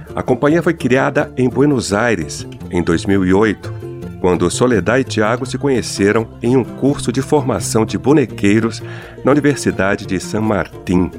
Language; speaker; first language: Portuguese; native; Portuguese